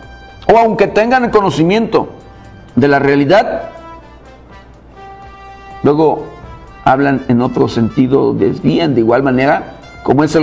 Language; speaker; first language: Spanish; native; Spanish